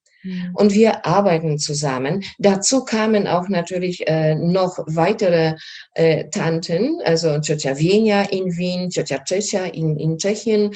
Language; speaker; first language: German; non-native, fluent; Polish